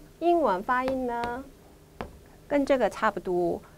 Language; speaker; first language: Chinese; non-native, fluent; Korean